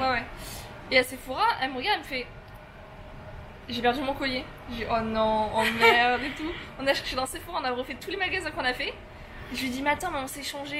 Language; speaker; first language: French; native; French